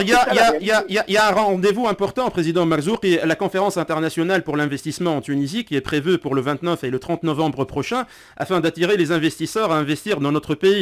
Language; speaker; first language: French; non-native, local second language; Arabic